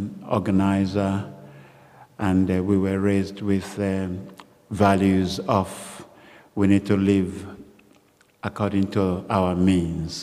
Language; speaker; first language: English; non-native, local second language; Yoruba